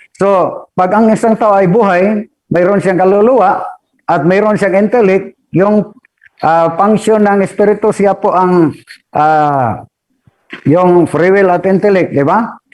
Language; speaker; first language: Filipino; non-native, local second language; Cebuano